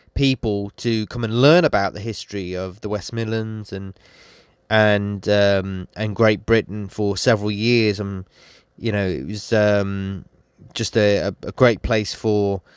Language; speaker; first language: English; native; English